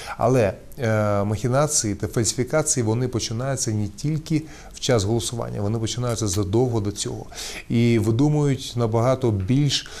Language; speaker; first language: Ukrainian; non-native, local second language; Russian